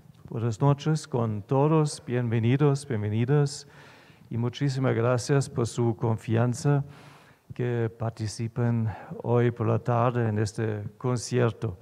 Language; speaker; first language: Spanish; non-native, fluent; German